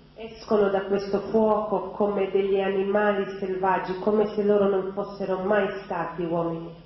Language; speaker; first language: Italian; non-native, fluent; Croatian